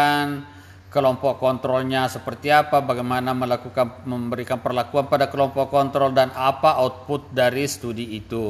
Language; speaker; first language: Indonesian; native; Indonesian